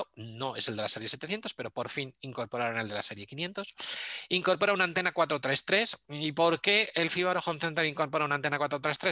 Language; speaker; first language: Spanish; native; Spanish